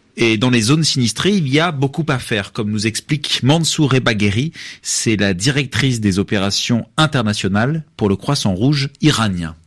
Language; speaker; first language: French; native; French